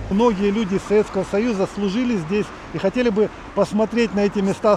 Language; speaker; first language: Russian; native; Russian